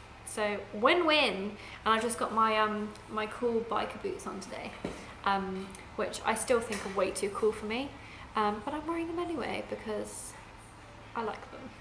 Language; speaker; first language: English; native; English